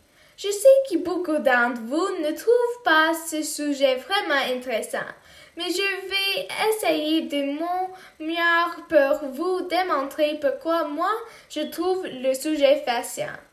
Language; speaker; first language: French; non-native, learner; English